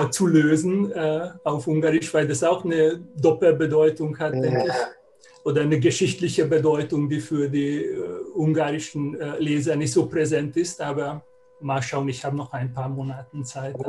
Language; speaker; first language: German; non-native, fluent; Hungarian